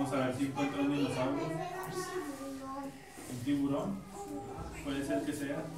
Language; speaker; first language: Spanish; native; Spanish